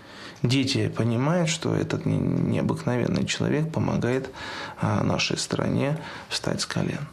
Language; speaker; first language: Russian; native; Russian